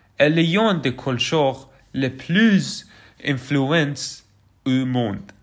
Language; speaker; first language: French; non-native, learner; Persian